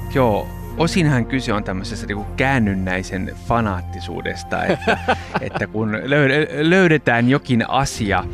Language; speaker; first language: Finnish; early bilingual, other home language; Japanese